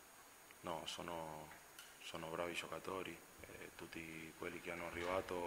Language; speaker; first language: Italian; non-native, fluent; Spanish